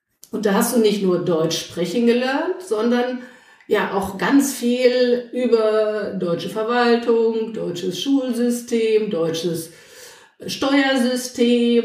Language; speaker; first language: German; native; German